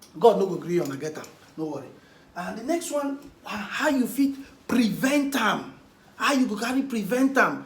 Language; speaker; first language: Nigerian Pidgin; non-native, local second language; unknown